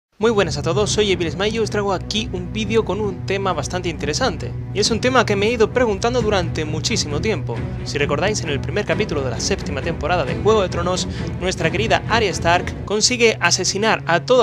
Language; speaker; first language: Spanish; native; Spanish